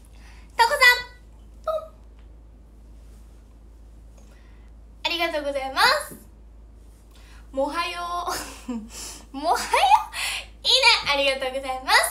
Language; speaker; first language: Japanese; native; Japanese